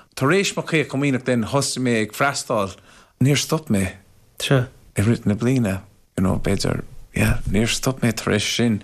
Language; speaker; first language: Irish; non-native, local second language; English